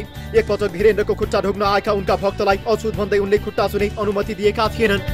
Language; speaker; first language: Nepali; native; Nepali